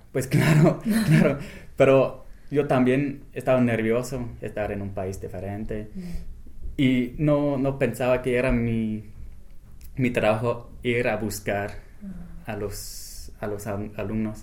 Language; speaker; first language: Spanish; non-native, fluent; English